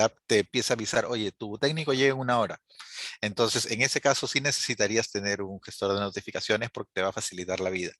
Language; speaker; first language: Spanish; native; Spanish